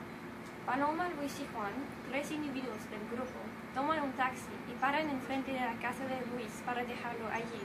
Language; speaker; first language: Spanish; non-native, learner; English